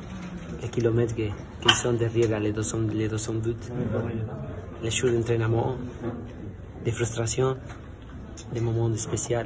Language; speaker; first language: French; non-native, fluent; Spanish